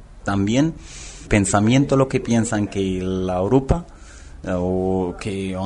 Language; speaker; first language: Spanish; non-native, learner; Arabic